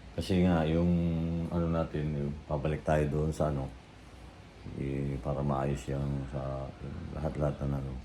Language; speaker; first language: Filipino; native; Filipino